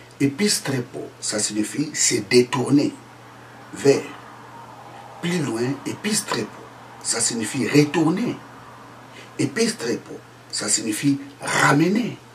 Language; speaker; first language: French; non-native, local second language; Lingala